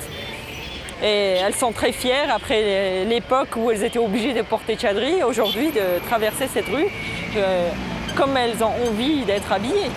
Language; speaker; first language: French; native; French